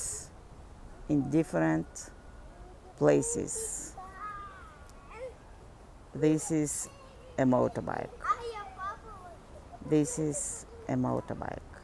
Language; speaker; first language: English; non-native, learner; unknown